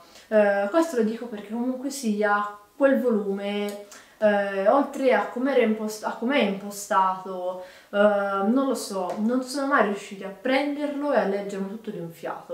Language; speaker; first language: Italian; native; Italian